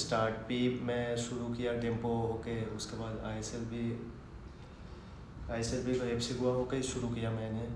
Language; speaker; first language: Hindi; non-native, local second language; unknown